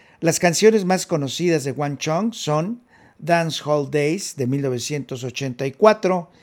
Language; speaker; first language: Spanish; native; Spanish